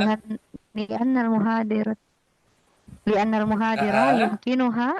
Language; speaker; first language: Arabic; non-native, learner; Indonesian